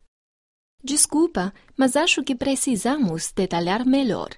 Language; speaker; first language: Portuguese; non-native, fluent; Chinese